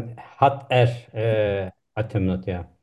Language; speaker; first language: German; non-native, learner; Turkish